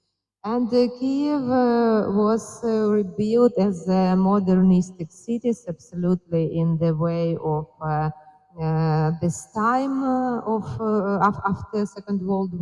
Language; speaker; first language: English; non-native, fluent; Ukrainian